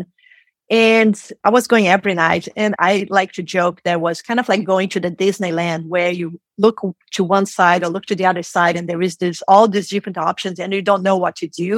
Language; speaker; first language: English; non-native, fluent; Portuguese